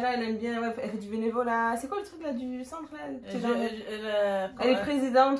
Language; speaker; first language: French; native; French